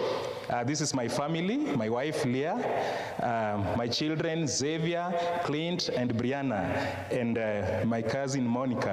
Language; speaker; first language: English; non-native, local second language; Luo (Kenya and Tanzania)